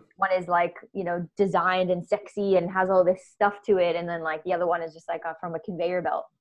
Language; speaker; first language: English; native; English